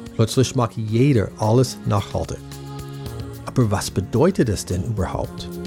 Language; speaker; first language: German; non-native, fluent; English